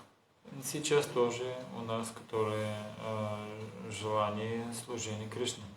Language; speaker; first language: Russian; non-native, learner; Bulgarian